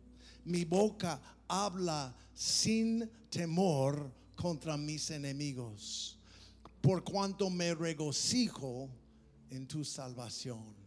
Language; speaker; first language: Spanish; non-native, fluent; English